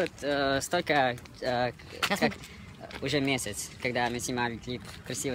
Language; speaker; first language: Russian; non-native, local second language; Latvian